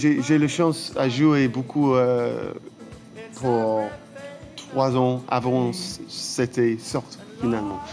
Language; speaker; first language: French; non-native, fluent; English